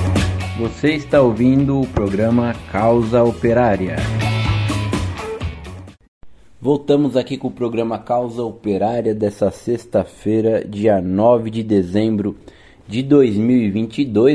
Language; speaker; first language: Portuguese; native; Portuguese